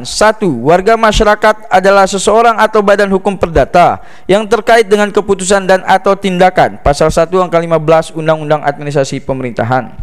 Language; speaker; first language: Indonesian; native; Indonesian